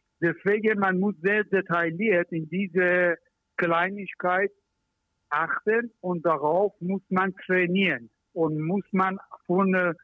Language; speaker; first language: German; non-native, learner; Persian